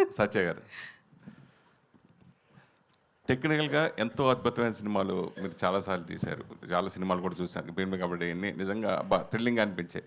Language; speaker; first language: Telugu; native; Telugu